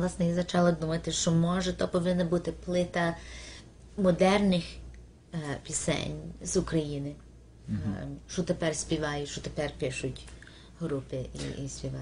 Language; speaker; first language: Ukrainian; early bilingual, heritage; Ukrainian